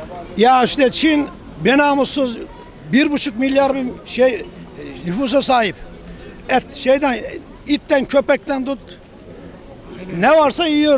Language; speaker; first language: Turkish; native; Turkish